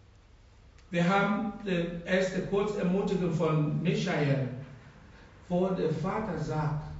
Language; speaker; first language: German; non-native, fluent; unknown